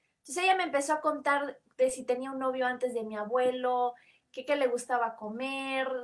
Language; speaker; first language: Spanish; native; Spanish